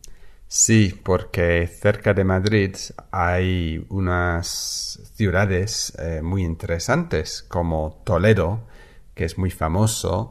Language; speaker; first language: Spanish; non-native, fluent; English